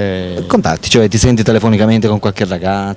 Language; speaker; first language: Italian; native; Italian